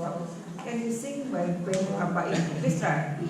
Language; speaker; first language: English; non-native, fluent; Indonesian